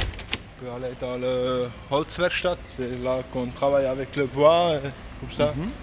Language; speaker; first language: French; non-native, local second language; German